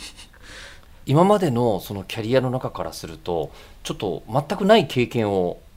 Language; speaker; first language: Japanese; native; Japanese